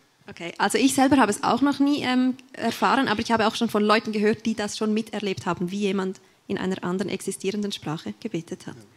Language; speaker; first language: German; native; German